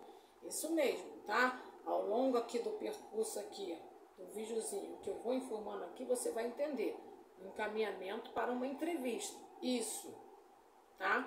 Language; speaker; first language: Portuguese; native; Portuguese